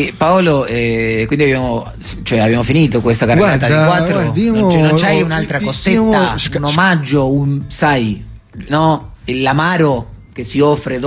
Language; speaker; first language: Italian; native; Italian